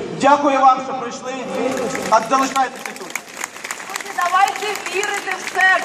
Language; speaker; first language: Ukrainian; early bilingual, other home language; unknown